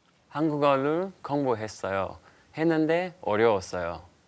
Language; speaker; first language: Korean; non-native, learner; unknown